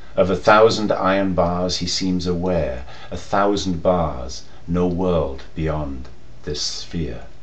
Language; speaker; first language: English; native; English